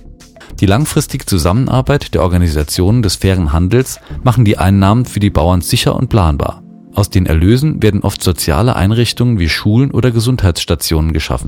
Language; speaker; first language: German; native; German